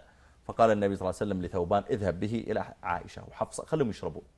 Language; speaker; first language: Arabic; native; Arabic